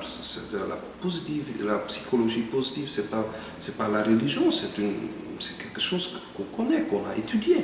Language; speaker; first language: French; non-native, local second language; Dutch